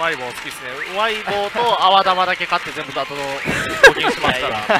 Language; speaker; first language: Japanese; native; Japanese